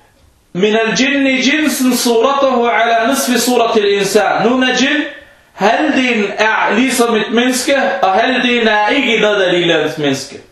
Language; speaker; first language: Danish; non-native, fluent; Arabic